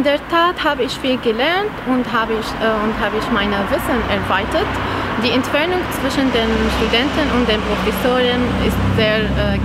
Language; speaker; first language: German; non-native, fluent; Arabic